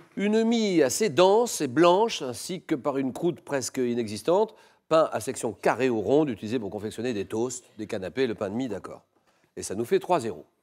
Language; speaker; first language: French; native; French